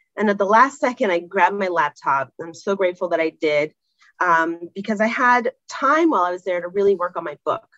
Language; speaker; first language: English; native; English